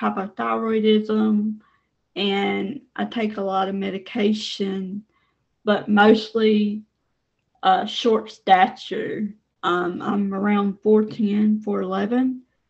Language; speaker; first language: English; native; English